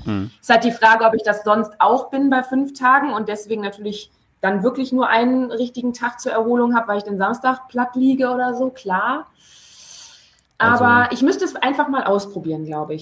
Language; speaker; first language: German; native; German